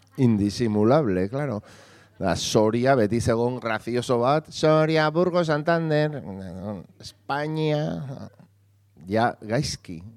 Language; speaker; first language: Basque; non-native, local second language; Spanish